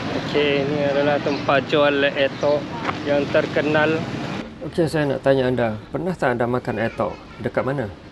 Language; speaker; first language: Malay; non-native, fluent; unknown